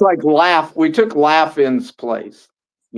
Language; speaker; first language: English; native; English